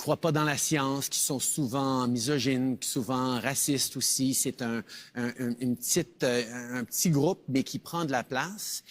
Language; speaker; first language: French; native; French